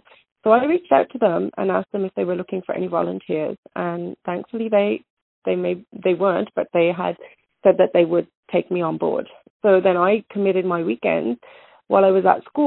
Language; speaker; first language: English; native; English